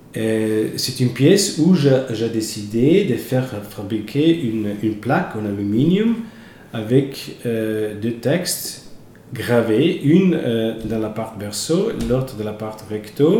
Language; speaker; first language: French; non-native, fluent; Italian